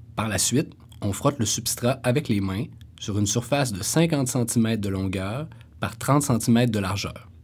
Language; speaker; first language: French; native; French